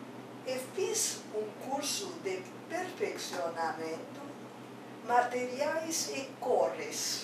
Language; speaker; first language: Portuguese; non-native, fluent; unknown